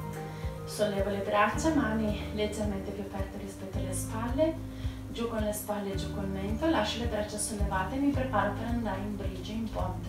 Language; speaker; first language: Italian; native; Italian